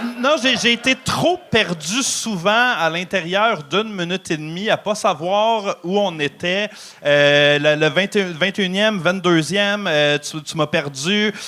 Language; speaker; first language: French; native; French